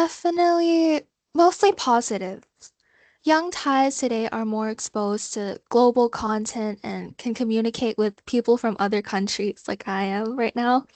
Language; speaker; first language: English; non-native, fluent; Thai